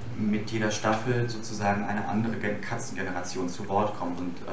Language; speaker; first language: German; native; German